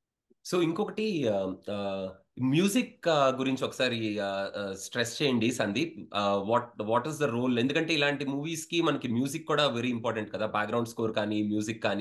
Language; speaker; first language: Telugu; native; Telugu